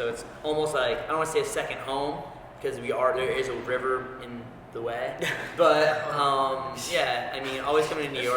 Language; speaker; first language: English; native; English